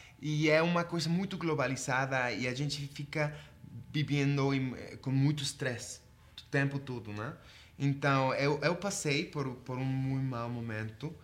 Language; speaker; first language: Portuguese; non-native, fluent; Spanish